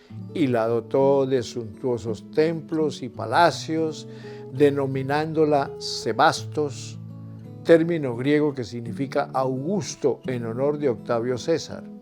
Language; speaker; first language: Spanish; native; Spanish